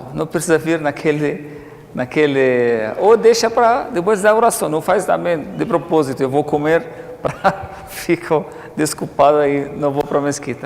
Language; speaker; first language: Portuguese; non-native, fluent; Arabic